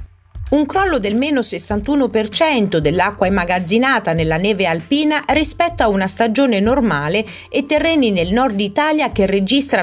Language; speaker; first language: Italian; native; Italian